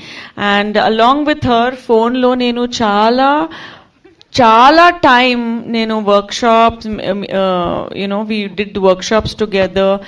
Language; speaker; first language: Telugu; non-native, learner; Hindi